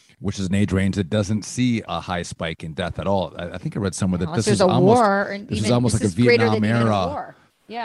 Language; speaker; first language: English; native; English